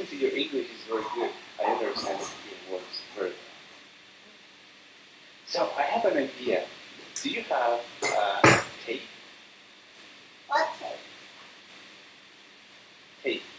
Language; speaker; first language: English; non-native, learner; Chinese